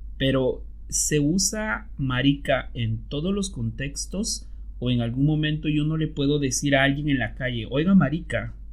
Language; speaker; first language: Spanish; native; Spanish